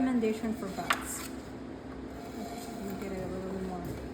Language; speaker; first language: English; native; English